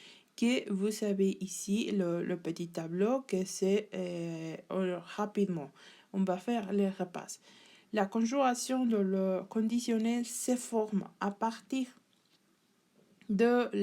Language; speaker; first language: French; non-native, learner; Spanish